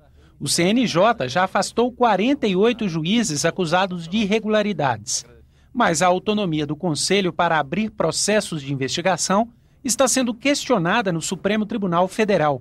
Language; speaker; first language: Portuguese; native; Portuguese